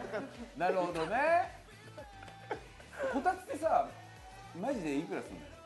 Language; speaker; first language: Japanese; native; Japanese